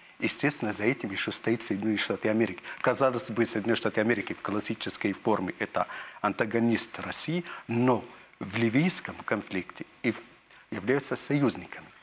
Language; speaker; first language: Russian; non-native, fluent; Arabic